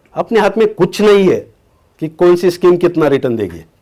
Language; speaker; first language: Hindi; non-native, local second language; Marathi